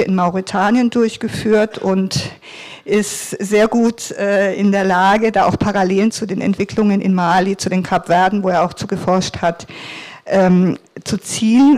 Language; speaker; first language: German; native; German